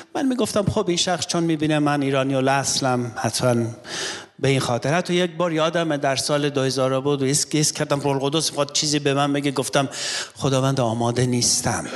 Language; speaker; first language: Persian; non-native, local second language; Armenian